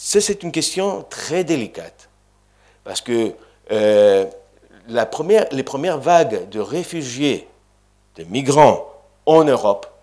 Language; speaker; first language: French; non-native, fluent; Greek